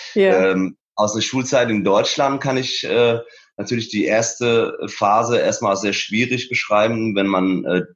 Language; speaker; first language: German; early bilingual, other home language; Persian